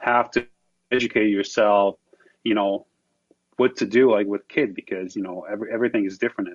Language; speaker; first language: English; non-native, fluent; Slovak